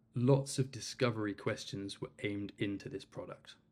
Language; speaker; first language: English; native; English